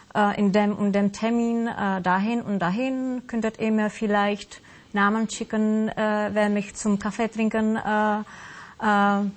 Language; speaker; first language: German; non-native, fluent; Russian